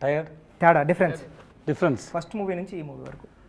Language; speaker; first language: Telugu; native; Telugu